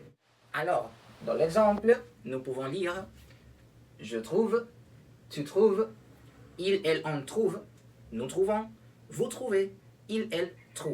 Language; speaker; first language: French; non-native, fluent; Spanish